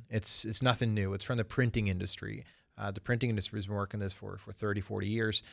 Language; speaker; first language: English; early bilingual, other home language; Swedish